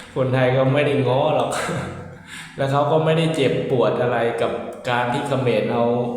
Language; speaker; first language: Thai; native; Thai